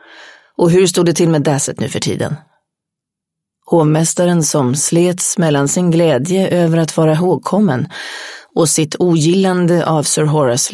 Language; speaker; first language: Swedish; native; Swedish